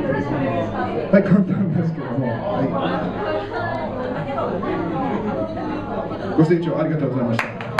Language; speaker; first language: Japanese; non-native, learner; English